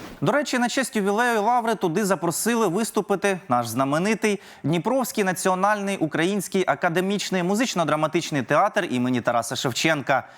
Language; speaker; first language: Ukrainian; native; Ukrainian